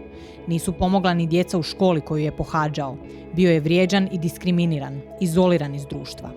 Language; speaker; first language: Croatian; native; Croatian